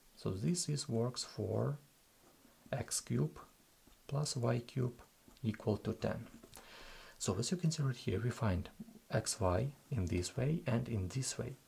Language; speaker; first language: English; non-native, fluent; Russian